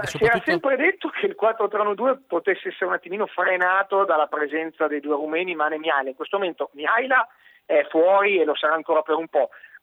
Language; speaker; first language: Italian; native; Italian